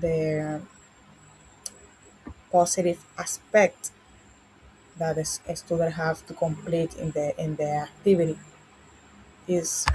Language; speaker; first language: English; non-native, learner; Spanish